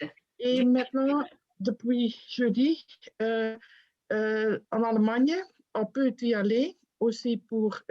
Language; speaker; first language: French; non-native, fluent; Dutch